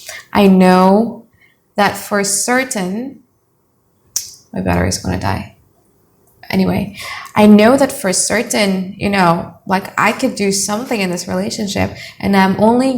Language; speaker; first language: English; non-native, fluent; Indonesian